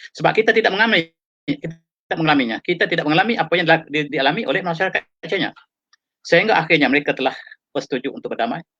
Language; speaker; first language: Malay; native; Malay